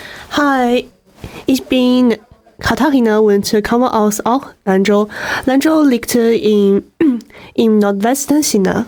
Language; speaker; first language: German; non-native, learner; Chinese